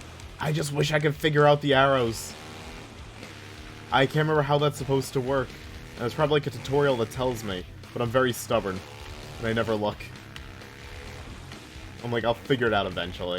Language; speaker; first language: English; native; English